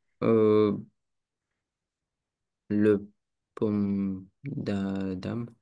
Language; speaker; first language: French; non-native, learner; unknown